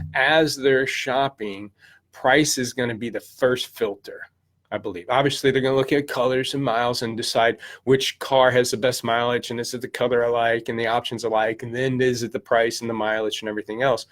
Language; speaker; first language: English; native; English